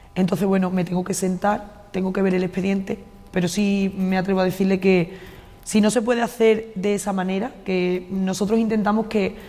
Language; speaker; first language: Spanish; native; Spanish